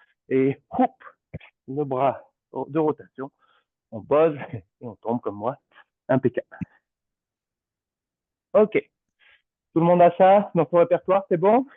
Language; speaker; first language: French; native; French